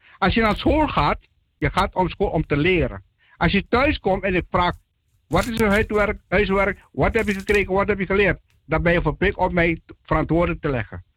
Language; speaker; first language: Dutch; native; Dutch